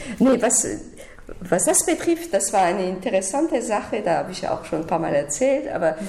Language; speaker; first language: German; non-native, fluent; French